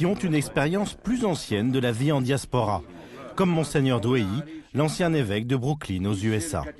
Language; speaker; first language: French; native; French